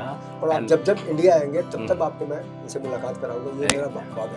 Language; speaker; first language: Hindi; native; Hindi